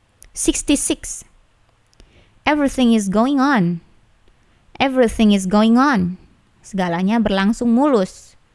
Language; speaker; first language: English; non-native, fluent; Indonesian